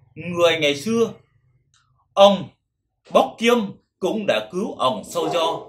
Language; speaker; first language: Vietnamese; non-native, local second language; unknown